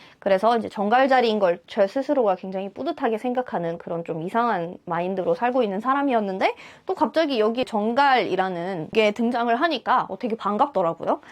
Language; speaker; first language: Korean; non-native, fluent; Russian